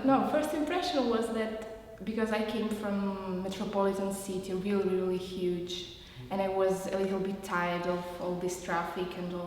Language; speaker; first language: English; non-native, fluent; Russian